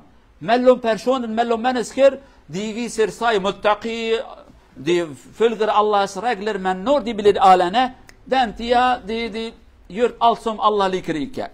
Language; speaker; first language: Norwegian; non-native, learner; Kurdish